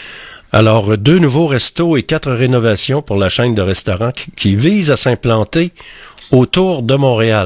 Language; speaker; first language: French; native; French